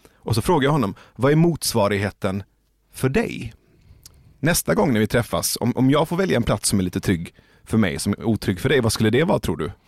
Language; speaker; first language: Swedish; early bilingual, other home language; Persian